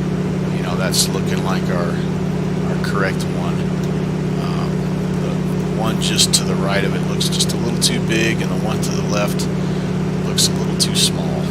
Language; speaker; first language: English; native; English